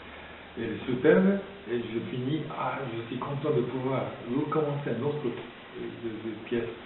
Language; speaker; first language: French; non-native, fluent; Japanese